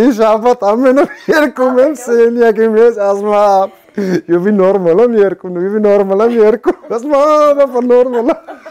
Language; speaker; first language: Armenian; non-native, learner; Hindi